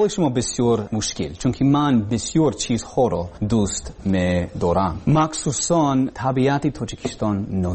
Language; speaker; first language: Persian; non-native, learner; English